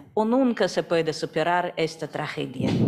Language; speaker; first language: Spanish; non-native, fluent; Russian